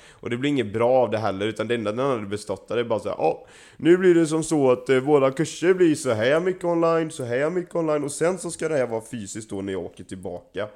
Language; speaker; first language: Swedish; native; Swedish